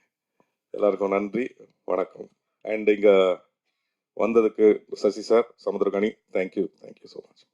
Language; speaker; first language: Tamil; native; Tamil